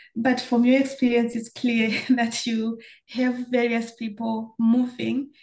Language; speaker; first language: English; non-native, local second language; Shona